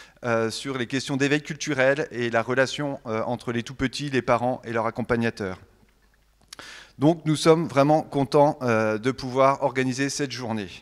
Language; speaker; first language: French; native; French